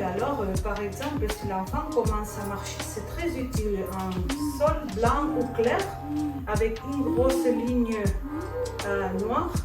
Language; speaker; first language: French; non-native, fluent; Spanish